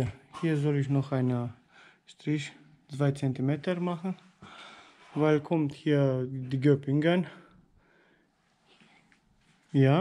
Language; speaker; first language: German; non-native, learner; Romanian